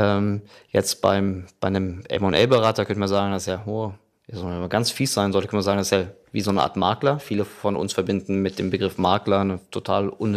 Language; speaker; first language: German; native; German